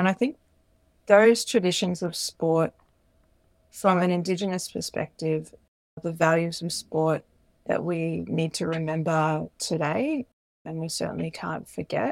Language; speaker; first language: English; native; English